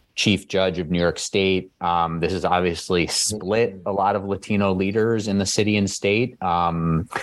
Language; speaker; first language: English; native; English